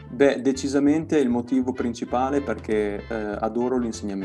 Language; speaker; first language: Italian; native; Italian